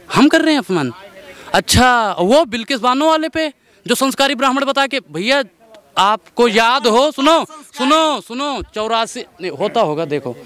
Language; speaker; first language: Hindi; native; Hindi